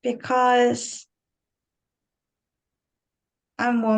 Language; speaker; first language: English; non-native, learner; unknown